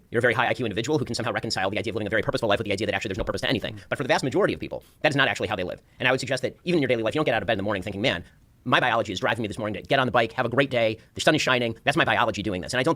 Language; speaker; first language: English; native; English